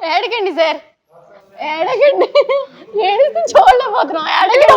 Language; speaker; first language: Telugu; native; Telugu